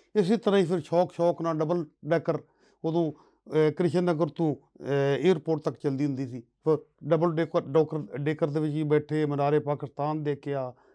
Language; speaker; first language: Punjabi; native; Punjabi